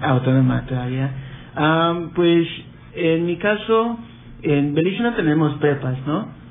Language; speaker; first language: Spanish; non-native, fluent; English